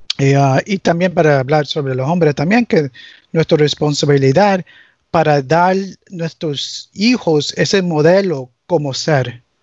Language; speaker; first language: Spanish; early bilingual, heritage; English